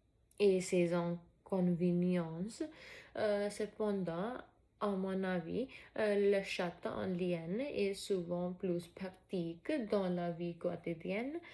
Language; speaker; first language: French; non-native, learner; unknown